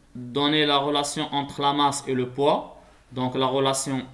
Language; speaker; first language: French; non-native, local second language; Arabic